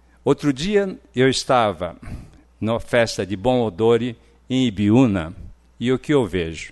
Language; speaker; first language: Portuguese; early bilingual, other home language; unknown